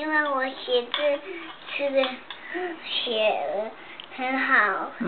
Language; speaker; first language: Chinese; early bilingual, heritage; Chinese